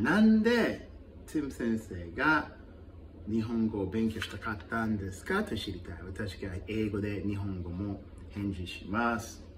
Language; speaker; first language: Japanese; non-native, fluent; English